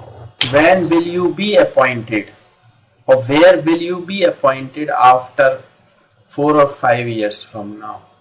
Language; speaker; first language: English; non-native, local second language; Hindi